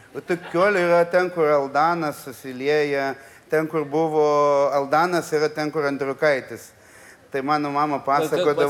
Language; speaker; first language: Lithuanian; early bilingual, other home language; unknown